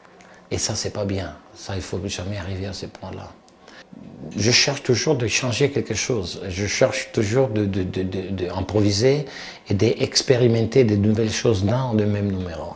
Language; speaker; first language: French; non-native, fluent; Italian